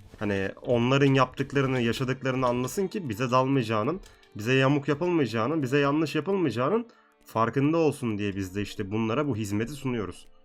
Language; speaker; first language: Turkish; native; Turkish